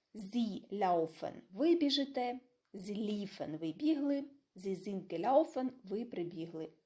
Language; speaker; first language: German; non-native, fluent; Ukrainian